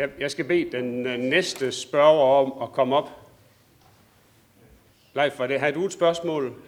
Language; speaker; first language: Danish; native; Danish